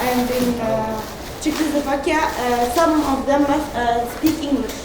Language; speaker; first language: English; non-native, learner; Arabic